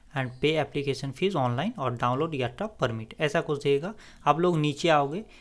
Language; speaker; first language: Hindi; non-native, local second language; Bangla